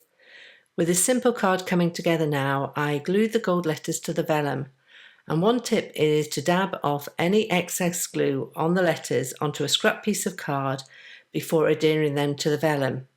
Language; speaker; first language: English; native; English